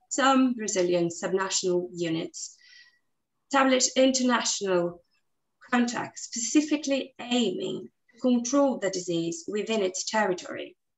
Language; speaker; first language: English; non-native, fluent; Portuguese